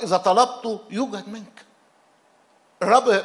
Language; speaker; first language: Arabic; native; Arabic